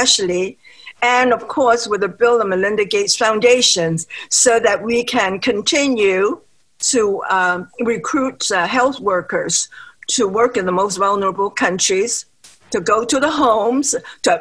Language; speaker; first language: English; non-native, local second language; Cantonese